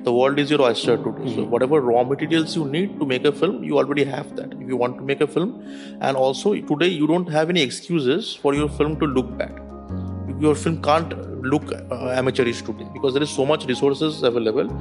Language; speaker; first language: English; non-native, local second language; Bangla